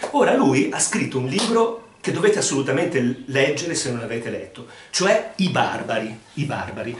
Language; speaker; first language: Italian; non-native, fluent; Spanish